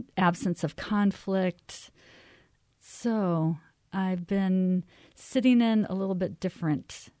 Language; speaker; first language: English; native; English